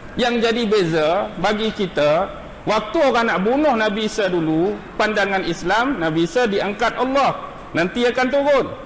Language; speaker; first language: Malay; native; Malay